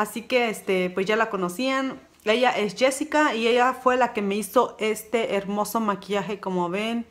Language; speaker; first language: Spanish; native; Spanish